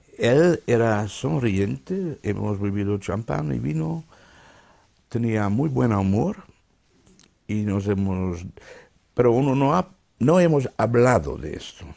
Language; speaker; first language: Spanish; non-native, fluent; Dutch